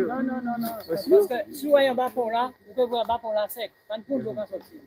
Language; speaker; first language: French; non-native, local second language; Guadeloupean Creole French